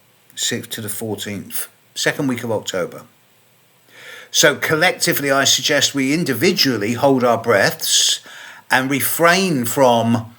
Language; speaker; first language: English; native; English